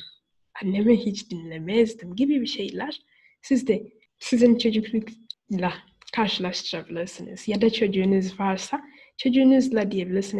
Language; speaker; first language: Turkish; non-native, fluent; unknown